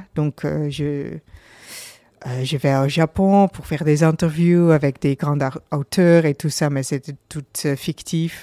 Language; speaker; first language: French; non-native, learner; Dutch